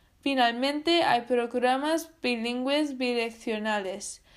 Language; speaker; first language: Spanish; non-native, fluent; English